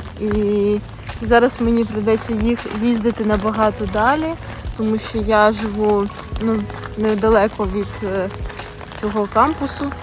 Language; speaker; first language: Ukrainian; native; Ukrainian